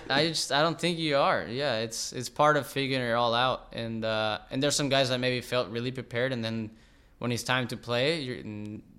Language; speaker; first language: English; non-native, fluent; Spanish